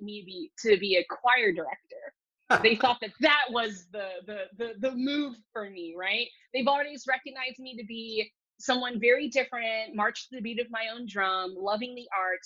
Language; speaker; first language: English; early bilingual, other home language; Cantonese